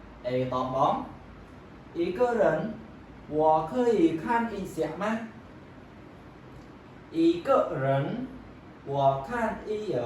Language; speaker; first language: Chinese; non-native, fluent; Khmer